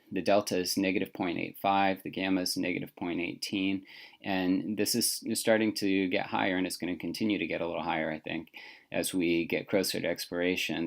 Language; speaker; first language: English; native; English